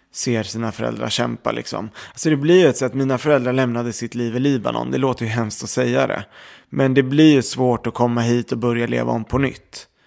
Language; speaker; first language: Swedish; early bilingual, other home language; Arabic